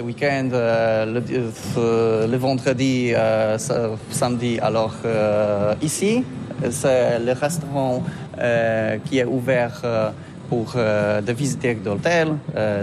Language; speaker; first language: French; non-native, learner; Polish